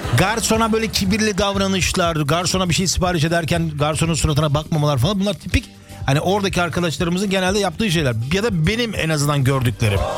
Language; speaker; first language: Turkish; early bilingual, heritage; Turkish